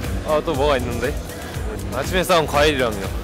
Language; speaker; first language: Korean; native; Korean